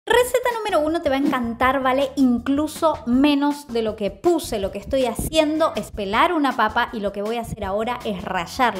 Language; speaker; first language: Spanish; native; Spanish